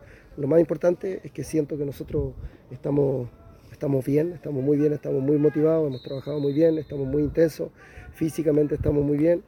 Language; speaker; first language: Spanish; native; Spanish